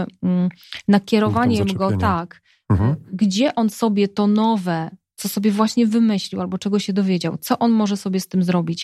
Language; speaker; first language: Polish; native; Polish